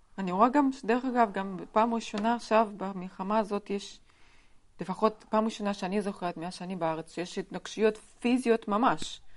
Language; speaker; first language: Hebrew; non-native, fluent; Russian